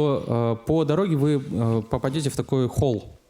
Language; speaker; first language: Russian; native; Russian